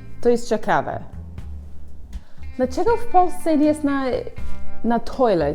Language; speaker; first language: Polish; non-native, learner; English